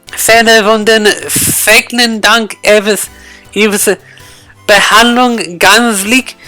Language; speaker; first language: German; non-native, learner; English